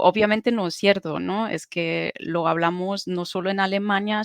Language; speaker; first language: Spanish; non-native, fluent; German